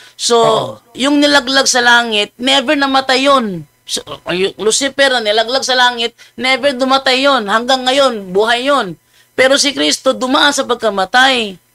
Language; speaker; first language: Filipino; non-native, local second language; Cebuano